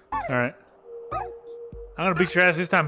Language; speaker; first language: English; native; English